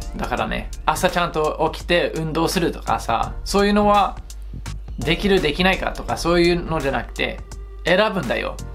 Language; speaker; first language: Japanese; non-native, fluent; English